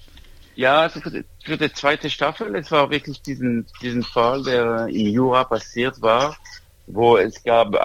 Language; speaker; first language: German; non-native, local second language; French